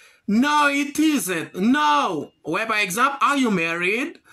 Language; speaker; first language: English; non-native, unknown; Haitian Creole